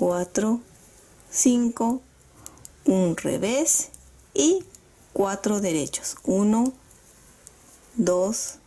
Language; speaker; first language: Spanish; native; Spanish